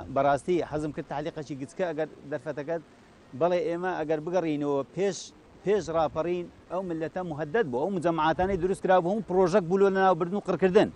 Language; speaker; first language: Central Kurdish; native; Central Kurdish